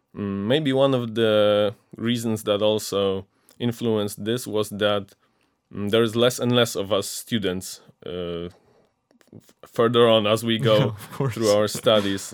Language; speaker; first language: English; non-native, fluent; Polish